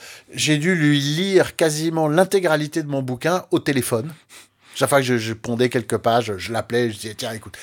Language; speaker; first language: French; native; French